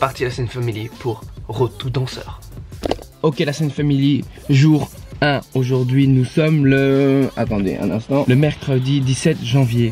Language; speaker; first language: French; native; French